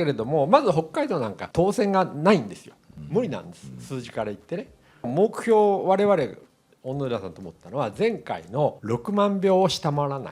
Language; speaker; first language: Japanese; native; Japanese